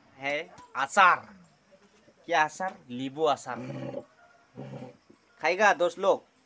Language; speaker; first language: Hindi; non-native, local second language; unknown